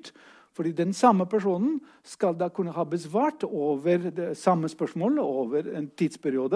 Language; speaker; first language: Norwegian; non-native, fluent; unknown